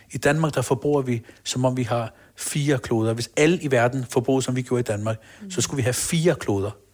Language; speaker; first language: Danish; early bilingual, other home language; Urdu